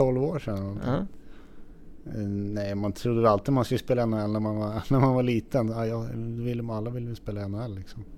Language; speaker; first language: Swedish; native; Swedish